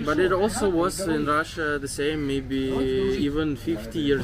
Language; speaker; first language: English; non-native, learner; Russian